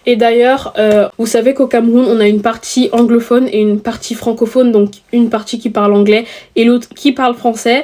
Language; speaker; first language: French; native; French